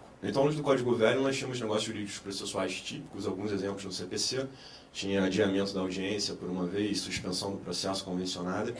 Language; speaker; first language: Portuguese; native; Portuguese